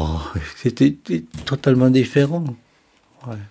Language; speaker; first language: French; non-native, fluent; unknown